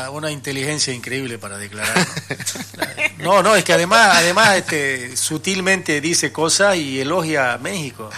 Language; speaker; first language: Spanish; native; Spanish